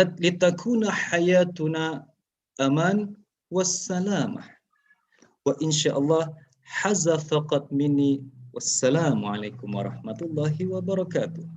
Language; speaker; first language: Arabic; non-native, learner; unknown